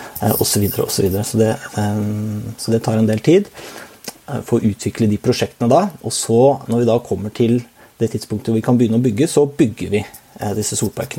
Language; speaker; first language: Norwegian; native; Norwegian